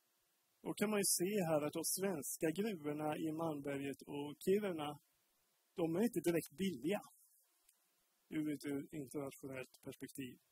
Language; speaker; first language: Swedish; native; Swedish